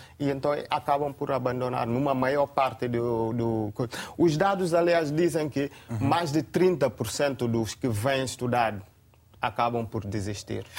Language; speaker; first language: Portuguese; non-native, local second language; Upper Guinea Crioulo